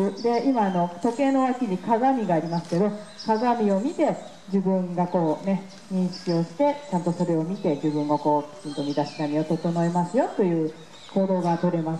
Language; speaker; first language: Japanese; native; Japanese